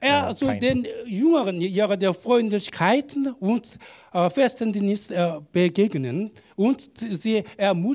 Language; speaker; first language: German; non-native, learner; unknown